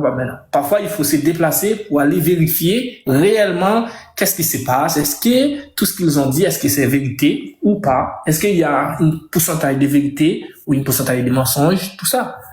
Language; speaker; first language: French; non-native, local second language; Haitian Creole